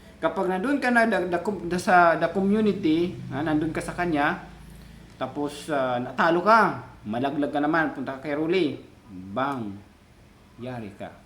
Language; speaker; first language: Filipino; non-native, local second language; Cebuano